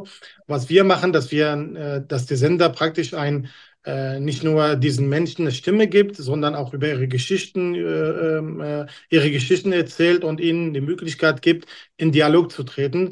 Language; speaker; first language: German; non-native, fluent; Kurdish